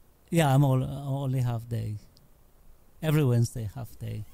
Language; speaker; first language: English; non-native, local second language; Filipino